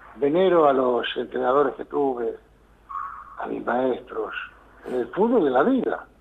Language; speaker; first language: Spanish; native; Spanish